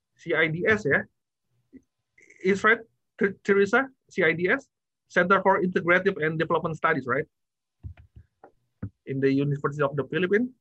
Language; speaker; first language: English; non-native, fluent; Indonesian